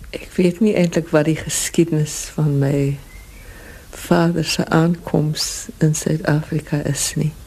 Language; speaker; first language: Dutch; non-native, learner; English